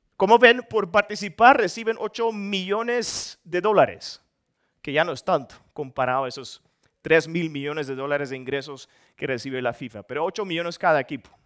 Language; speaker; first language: Spanish; non-native, fluent; Dutch